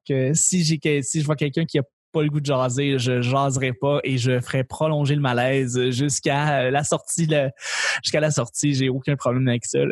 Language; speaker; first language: French; native; French